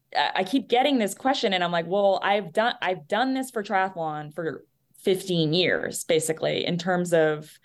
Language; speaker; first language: English; native; English